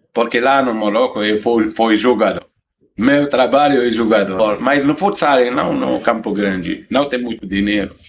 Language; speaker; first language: Portuguese; non-native, learner; Arabic